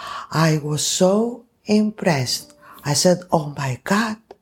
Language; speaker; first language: English; non-native, fluent; Greek